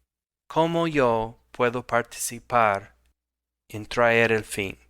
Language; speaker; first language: Spanish; non-native, fluent; English